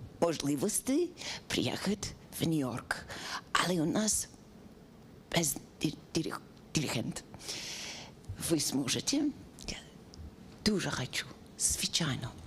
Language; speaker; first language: Ukrainian; non-native, learner; English